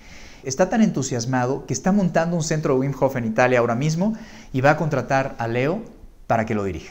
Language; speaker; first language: Spanish; native; Spanish